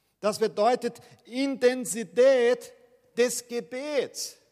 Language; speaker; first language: German; non-native, fluent; Portuguese